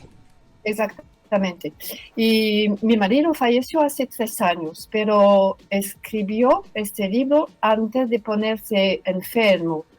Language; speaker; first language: Spanish; non-native, fluent; French